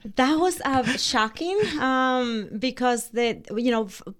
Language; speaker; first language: English; non-native, fluent; Spanish